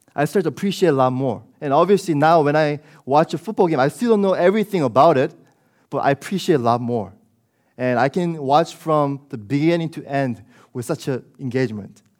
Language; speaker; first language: English; early bilingual, other home language; Korean